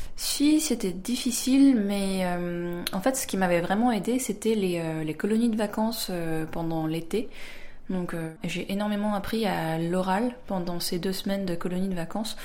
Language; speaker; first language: French; early bilingual, other home language; Korean